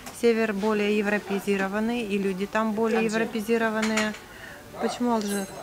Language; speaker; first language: Russian; native; Russian